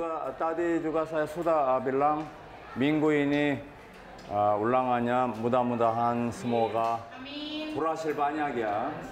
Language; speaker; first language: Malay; non-native, learner; Korean